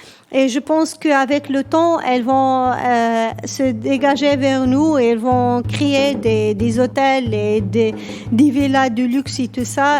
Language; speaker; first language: French; non-native, local second language; Berber languages